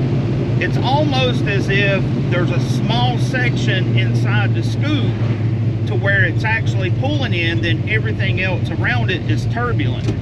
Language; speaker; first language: English; native; English